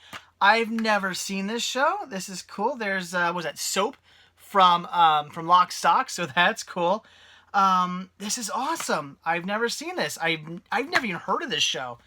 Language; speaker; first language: English; native; English